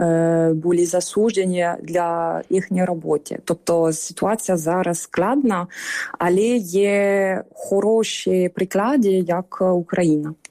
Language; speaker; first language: Ukrainian; non-native, fluent; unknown